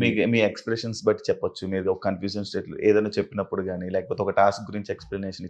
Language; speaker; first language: Telugu; native; Telugu